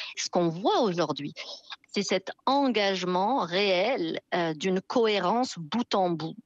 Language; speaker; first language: French; non-native, local second language; Arabic